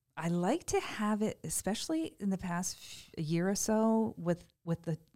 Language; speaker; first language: English; native; English